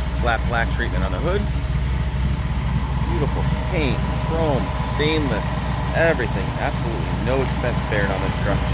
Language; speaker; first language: English; native; English